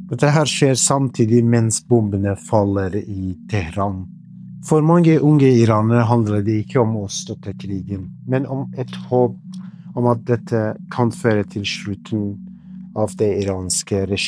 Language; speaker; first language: Norwegian; non-native, fluent; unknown